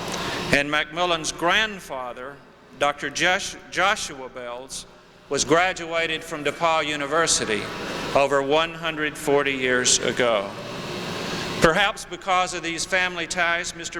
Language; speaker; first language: English; native; English